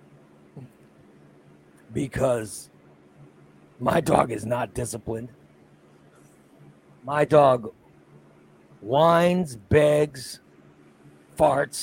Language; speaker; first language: English; native; English